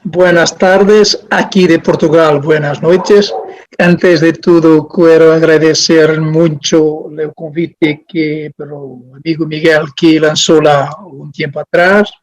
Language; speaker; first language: Spanish; non-native, learner; Portuguese